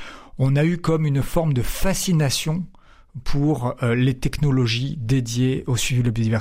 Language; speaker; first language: French; native; French